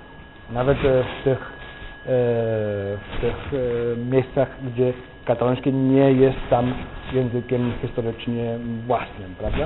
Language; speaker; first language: Polish; non-native, fluent; Catalan